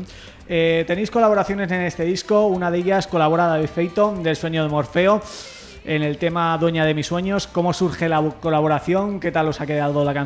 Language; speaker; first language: Spanish; native; Spanish